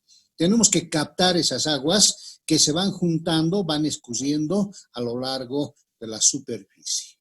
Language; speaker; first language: Spanish; native; Spanish